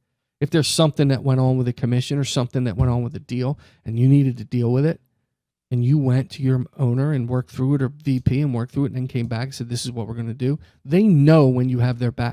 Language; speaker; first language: English; native; English